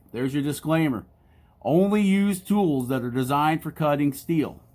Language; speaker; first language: English; native; English